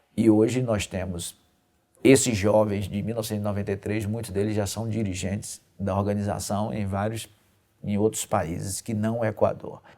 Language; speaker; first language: Portuguese; native; Portuguese